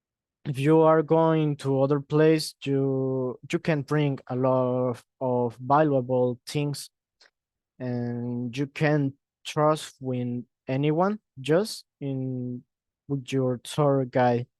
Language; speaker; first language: English; non-native, learner; Spanish